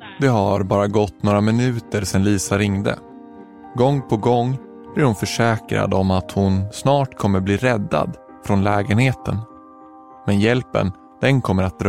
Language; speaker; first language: Swedish; native; Swedish